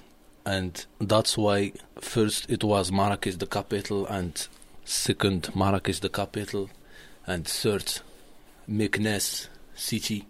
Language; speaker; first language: English; non-native, learner; Arabic